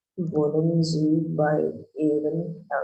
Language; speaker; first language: German; non-native, learner; Indonesian